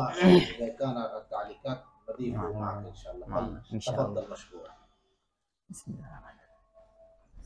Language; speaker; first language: Arabic; non-native, fluent; Bangla